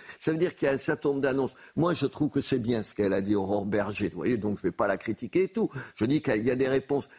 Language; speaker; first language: French; native; French